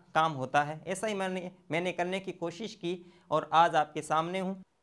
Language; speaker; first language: Hindi; native; Hindi